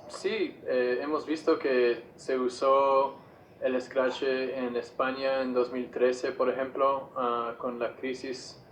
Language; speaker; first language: Spanish; non-native, fluent; English